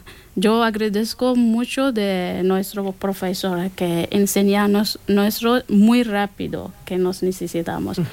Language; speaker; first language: Spanish; non-native, learner; Persian